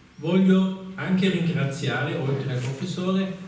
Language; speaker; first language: Italian; non-native, fluent; German